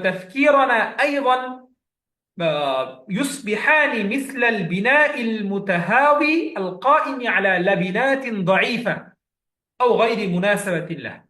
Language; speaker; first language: Arabic; non-native, fluent; Bangla